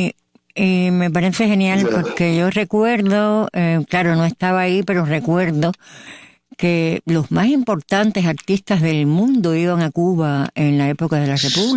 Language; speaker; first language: Spanish; native; Spanish